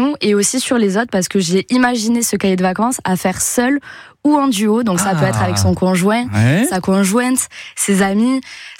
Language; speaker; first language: French; native; French